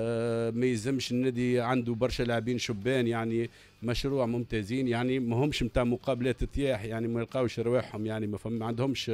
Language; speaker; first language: Arabic; native; Arabic